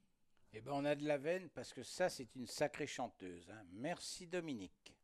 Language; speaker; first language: French; native; French